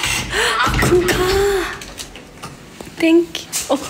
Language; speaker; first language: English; non-native, learner; Korean